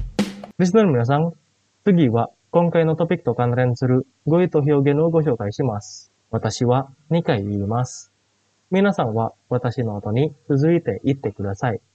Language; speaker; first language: Japanese; non-native, fluent; Indonesian